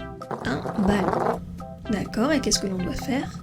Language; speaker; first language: French; native; French